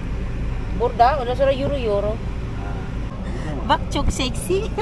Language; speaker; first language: Turkish; non-native, learner; Filipino